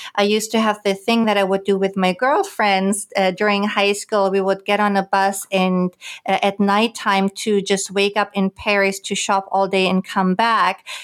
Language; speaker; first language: English; non-native, fluent; German